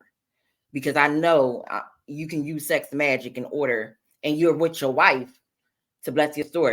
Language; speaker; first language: English; native; English